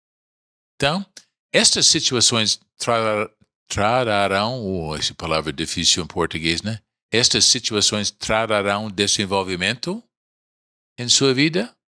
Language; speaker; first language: Portuguese; non-native, fluent; English